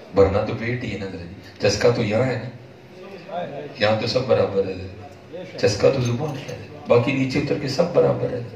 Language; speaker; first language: Urdu; non-native, local second language; Punjabi